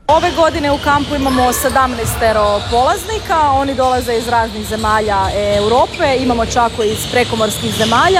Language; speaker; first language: Serbian; native; Serbian